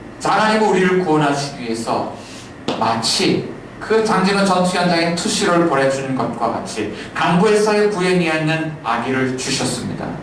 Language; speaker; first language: Korean; native; Korean